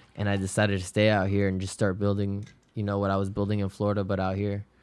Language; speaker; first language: English; early bilingual, other home language; Spanish